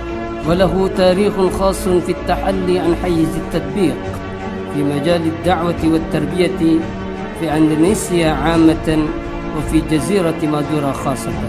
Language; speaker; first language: Arabic; non-native, fluent; Indonesian